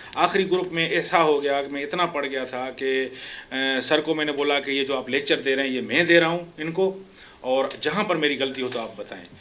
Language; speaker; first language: Urdu; non-native, local second language; Sindhi